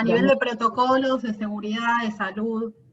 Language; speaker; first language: Spanish; native; Spanish